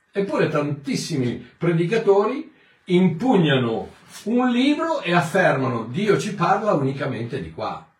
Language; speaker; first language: Italian; native; Italian